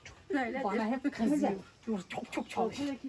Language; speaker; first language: Turkish; native; Turkish